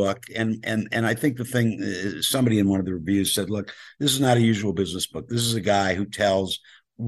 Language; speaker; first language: English; native; English